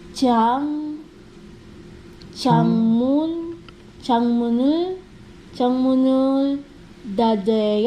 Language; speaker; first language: Korean; non-native, learner; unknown